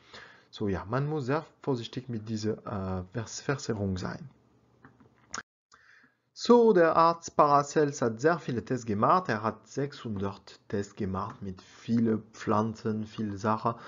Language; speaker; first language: German; non-native, learner; French